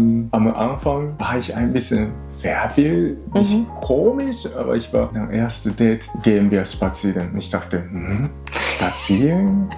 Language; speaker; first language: German; non-native, learner; Japanese